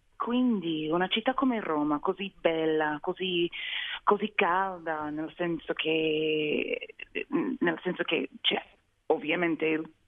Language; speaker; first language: Italian; non-native, fluent; English